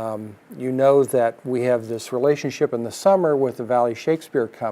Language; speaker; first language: English; native; English